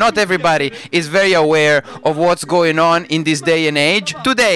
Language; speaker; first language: English; non-native, fluent; Italian